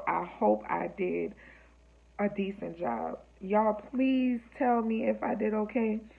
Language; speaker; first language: English; native; English